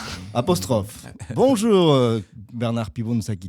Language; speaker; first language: French; non-native, fluent; Spanish